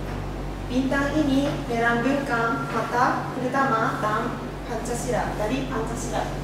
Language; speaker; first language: Indonesian; non-native, learner; Japanese